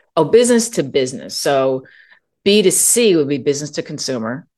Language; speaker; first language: English; native; English